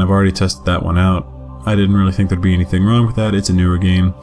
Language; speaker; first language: English; native; English